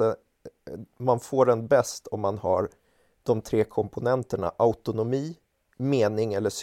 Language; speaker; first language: Swedish; native; Swedish